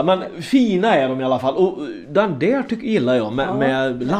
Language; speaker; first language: Swedish; native; Swedish